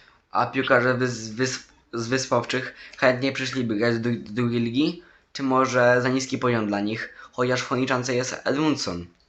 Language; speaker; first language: Polish; native; Polish